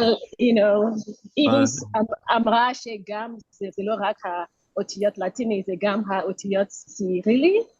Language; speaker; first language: Hebrew; non-native, learner; English